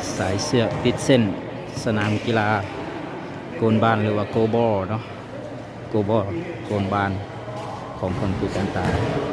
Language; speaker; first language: Thai; native; Thai